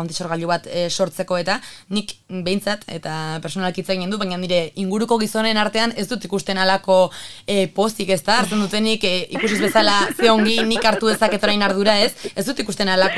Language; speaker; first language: Basque; native; Basque